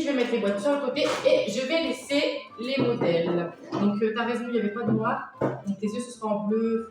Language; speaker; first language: French; native; French